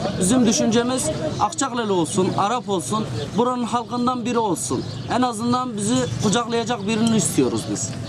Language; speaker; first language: Turkish; non-native, local second language; Arabic